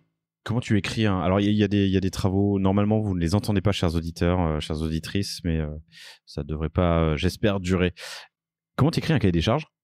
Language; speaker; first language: French; native; French